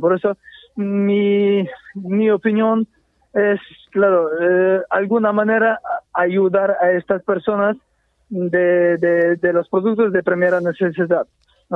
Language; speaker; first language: Spanish; non-native, fluent; Ukrainian